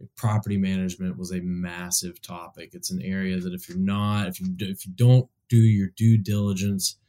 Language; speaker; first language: English; native; English